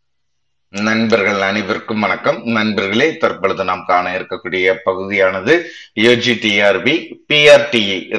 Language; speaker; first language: Tamil; native; Tamil